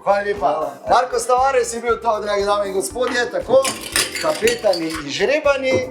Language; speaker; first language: Slovenian; native; Slovenian